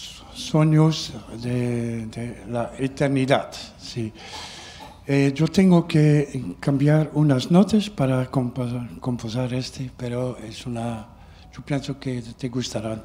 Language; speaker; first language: Spanish; non-native, learner; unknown